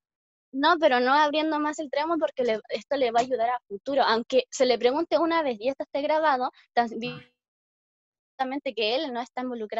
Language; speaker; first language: Spanish; native; Spanish